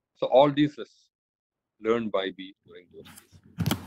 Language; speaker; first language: English; non-native, local second language; Malayalam